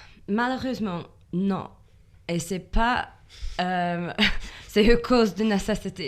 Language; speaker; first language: French; non-native, fluent; English